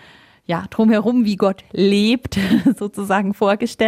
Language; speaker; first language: German; native; German